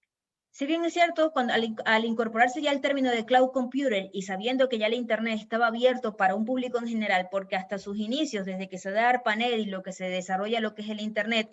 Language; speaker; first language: Spanish; native; Spanish